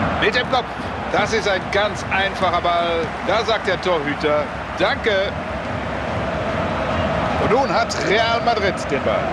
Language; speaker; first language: German; native; German